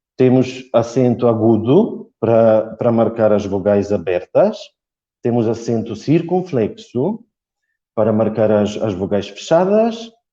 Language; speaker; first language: Portuguese; non-native, fluent; Polish